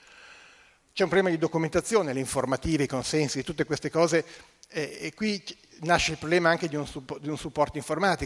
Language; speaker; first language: Italian; native; Italian